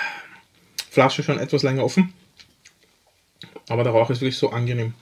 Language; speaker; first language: German; native; German